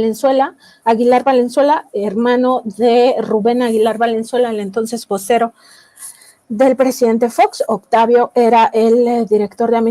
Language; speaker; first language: Spanish; native; Spanish